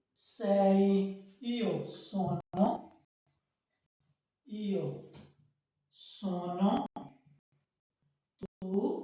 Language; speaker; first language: Italian; non-native, fluent; Urdu